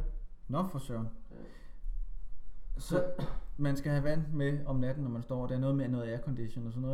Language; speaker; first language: Danish; native; Danish